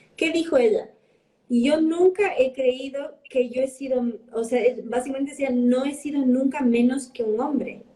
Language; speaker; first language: Spanish; early bilingual, heritage; Spanish